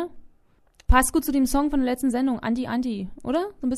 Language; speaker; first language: German; native; German